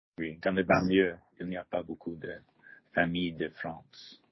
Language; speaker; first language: French; non-native, learner; English